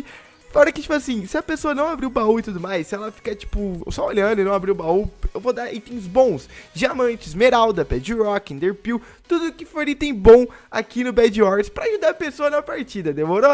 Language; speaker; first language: Portuguese; native; Portuguese